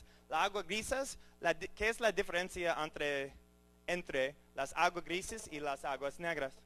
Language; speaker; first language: Spanish; non-native, learner; English